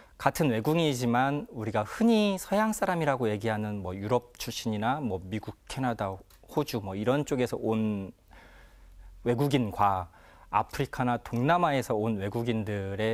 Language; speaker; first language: Korean; native; Korean